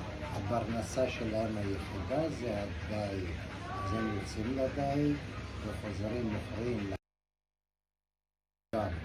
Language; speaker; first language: Hebrew; non-native, local second language; Arabic